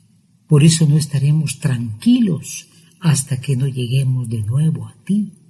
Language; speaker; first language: Spanish; native; Spanish